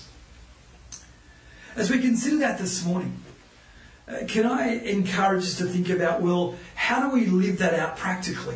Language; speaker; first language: English; native; English